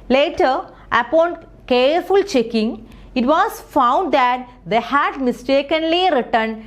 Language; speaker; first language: English; non-native, local second language; Malayalam